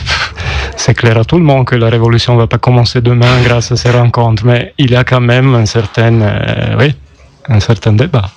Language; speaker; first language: French; non-native, local second language; German